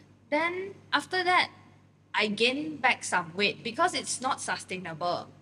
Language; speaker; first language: English; non-native, local second language; Chinese